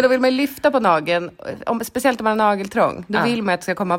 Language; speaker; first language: Swedish; native; Swedish